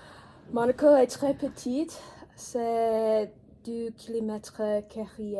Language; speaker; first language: French; non-native, learner; English